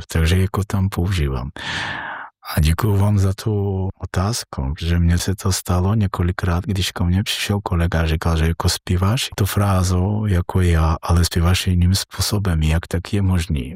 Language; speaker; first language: Czech; non-native, learner; Georgian